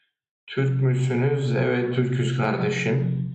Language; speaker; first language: Turkish; early bilingual, heritage; Turkish